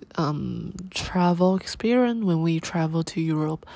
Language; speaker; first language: English; non-native, learner; Chinese